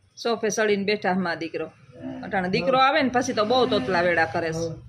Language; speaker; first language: Gujarati; native; Gujarati